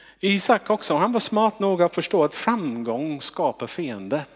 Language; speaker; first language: Swedish; non-native, fluent; English